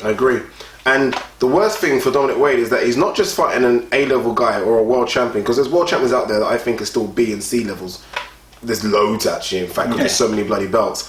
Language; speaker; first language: English; native; English